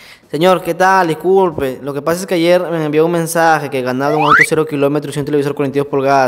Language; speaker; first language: Spanish; native; Spanish